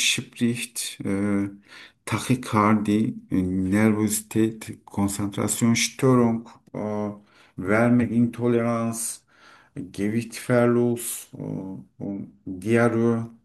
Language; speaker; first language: German; non-native, learner; Turkish